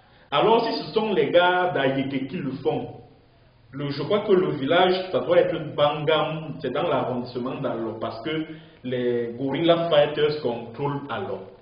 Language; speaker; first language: French; native; French